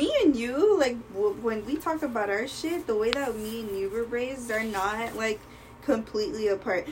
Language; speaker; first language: English; early bilingual, other home language; Spanish